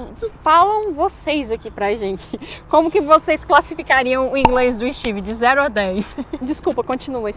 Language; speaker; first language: Portuguese; native; Portuguese